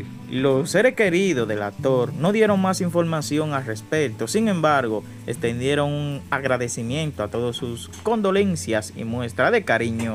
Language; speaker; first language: Spanish; native; Spanish